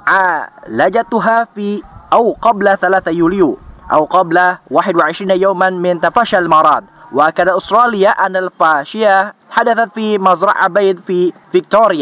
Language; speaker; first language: Arabic; non-native, fluent; Indonesian